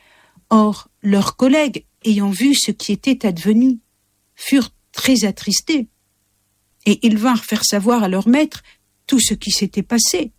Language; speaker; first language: French; native; French